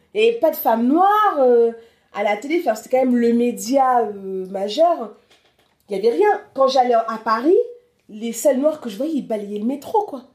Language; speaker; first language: French; early bilingual, other home language; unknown